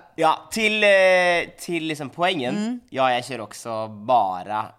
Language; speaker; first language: Swedish; non-native, fluent; Norwegian